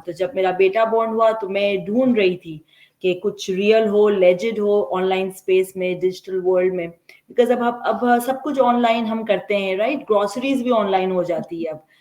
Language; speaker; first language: Urdu; native; Urdu